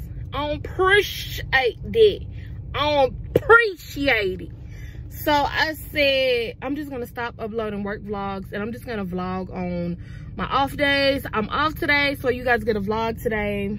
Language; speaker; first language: English; native; English